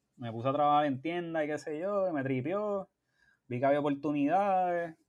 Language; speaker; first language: Spanish; native; Spanish